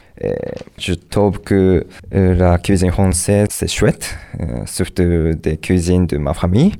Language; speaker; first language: French; non-native, learner; Japanese